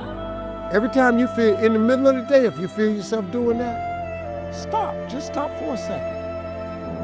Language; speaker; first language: English; native; English